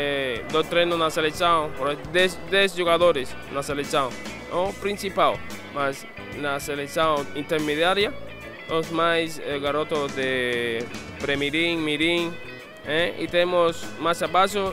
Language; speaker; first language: Portuguese; non-native, fluent; Spanish